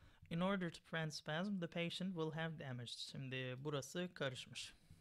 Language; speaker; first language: English; non-native, fluent; Turkish